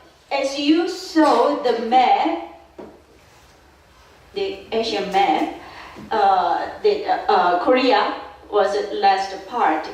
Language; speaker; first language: English; non-native, fluent; Korean